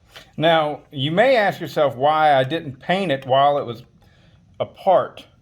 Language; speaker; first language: English; native; English